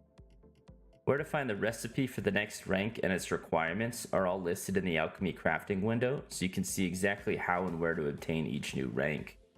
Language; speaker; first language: English; native; English